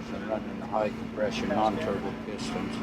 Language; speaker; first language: English; native; English